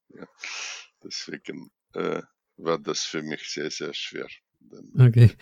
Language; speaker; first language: German; non-native, fluent; Russian